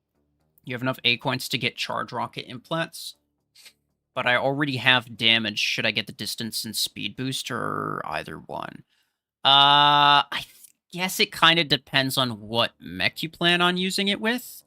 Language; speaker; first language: English; native; English